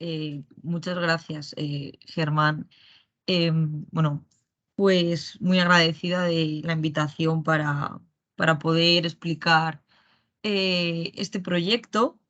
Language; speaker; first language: Spanish; native; Spanish